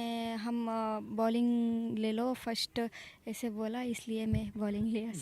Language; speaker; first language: Hindi; non-native, local second language; Odia